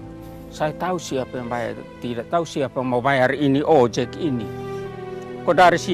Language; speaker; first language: Indonesian; non-native, local second language; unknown